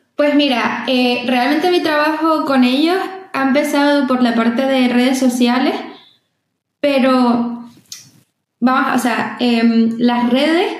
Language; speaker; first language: Spanish; native; Spanish